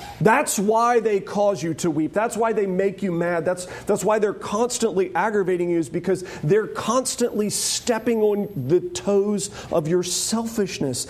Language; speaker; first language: English; native; English